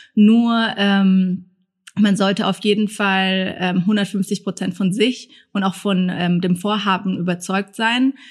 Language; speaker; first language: German; early bilingual, other home language; Thai